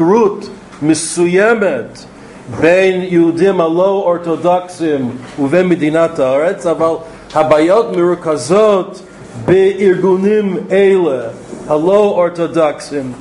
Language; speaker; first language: Hebrew; non-native, fluent; English